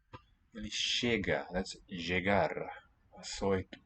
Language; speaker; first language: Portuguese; non-native, learner; English